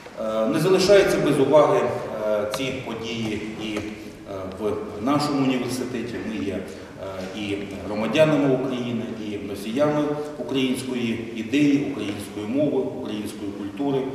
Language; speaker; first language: Ukrainian; native; Ukrainian